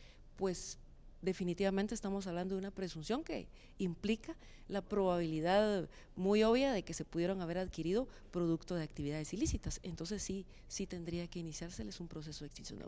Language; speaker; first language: Spanish; native; Spanish